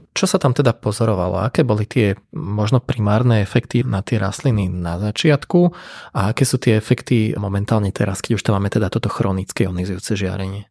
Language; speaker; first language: Slovak; native; Slovak